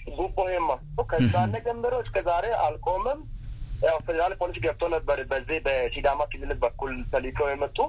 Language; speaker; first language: Amharic; non-native, local second language; Sidamo